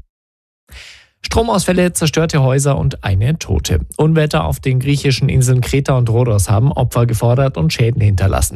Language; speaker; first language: German; native; German